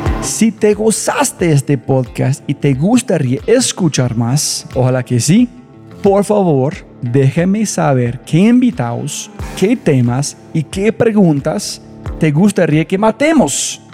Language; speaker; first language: Spanish; non-native, fluent; English